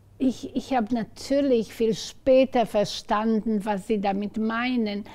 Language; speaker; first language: German; non-native, fluent; Slovak